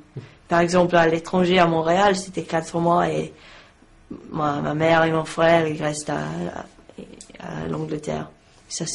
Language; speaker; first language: French; non-native, learner; English